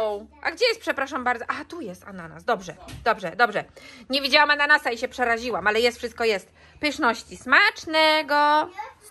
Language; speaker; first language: Polish; native; Polish